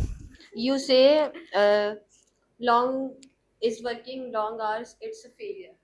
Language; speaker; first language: English; non-native, learner; Hindi